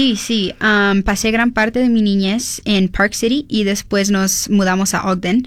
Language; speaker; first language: Spanish; early bilingual, heritage; Spanish